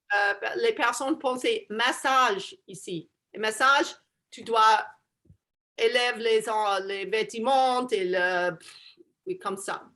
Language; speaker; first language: French; non-native, learner; English